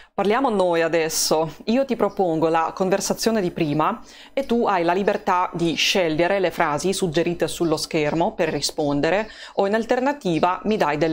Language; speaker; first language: Italian; non-native, fluent; Russian